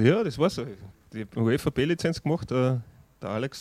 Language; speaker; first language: German; native; German